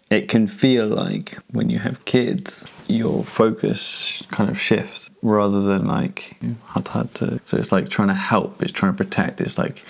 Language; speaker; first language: English; native; English